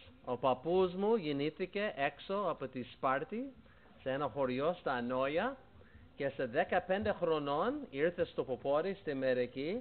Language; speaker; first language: Greek; early bilingual, heritage; Greek